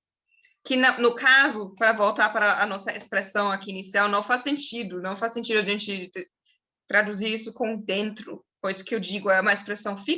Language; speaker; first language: Portuguese; non-native, fluent; German